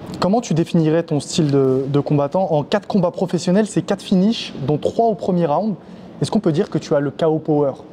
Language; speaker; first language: French; native; French